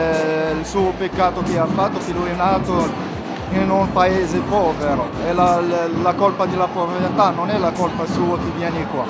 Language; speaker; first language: Italian; non-native, fluent; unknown